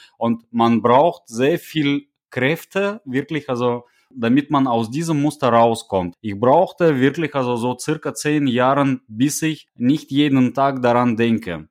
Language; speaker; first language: German; non-native, fluent; Russian